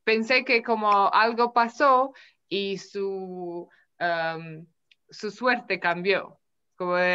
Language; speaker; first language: Spanish; non-native, fluent; Romanian